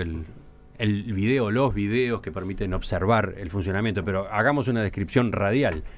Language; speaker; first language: Spanish; native; Spanish